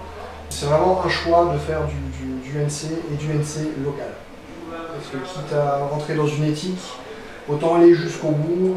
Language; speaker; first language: French; native; French